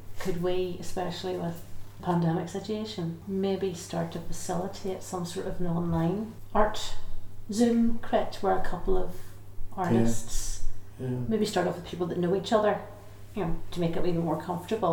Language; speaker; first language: English; native; English